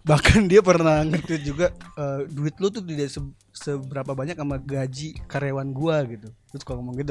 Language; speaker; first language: Indonesian; native; Indonesian